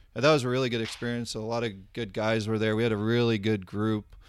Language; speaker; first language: English; native; English